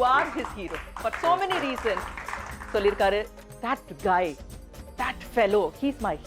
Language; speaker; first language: Tamil; native; Tamil